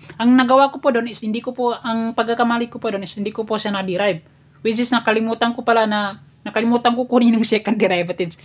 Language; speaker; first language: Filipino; native; Filipino